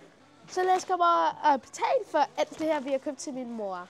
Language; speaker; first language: Danish; early bilingual, other home language; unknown